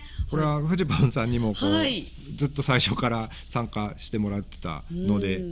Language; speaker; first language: Japanese; native; Japanese